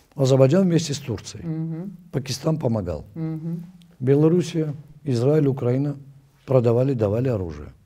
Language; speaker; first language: Russian; non-native, local second language; Armenian